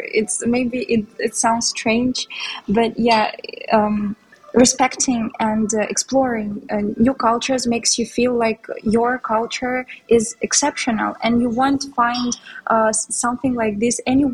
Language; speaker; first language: English; non-native, fluent; Tatar